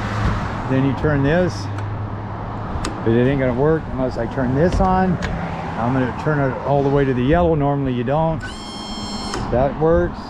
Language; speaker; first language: English; native; English